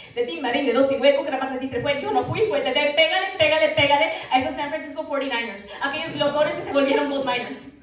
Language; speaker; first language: Spanish; early bilingual, other home language; English